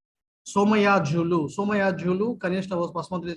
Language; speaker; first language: Russian; native; Russian